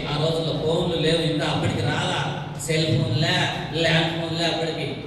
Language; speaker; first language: Telugu; non-native, local second language; Tamil